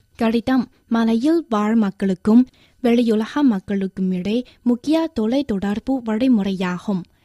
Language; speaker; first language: Tamil; non-native, fluent; Chinese